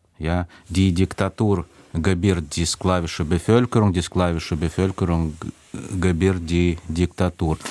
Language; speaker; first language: German; non-native, fluent; Russian